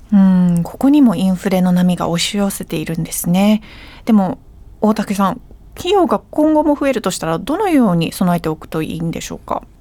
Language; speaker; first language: Japanese; early bilingual, heritage; English